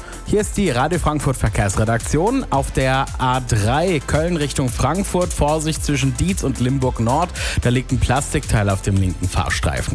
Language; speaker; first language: German; native; German